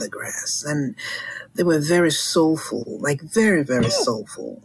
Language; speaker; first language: English; non-native, local second language; Yoruba